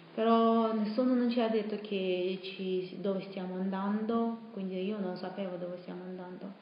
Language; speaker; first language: Italian; non-native, fluent; Russian